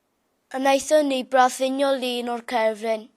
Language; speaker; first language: Welsh; non-native, local second language; English